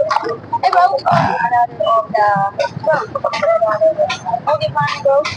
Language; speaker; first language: English; non-native, learner; Filipino